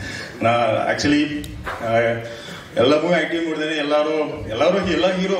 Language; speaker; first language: Kannada; non-native, learner; Tamil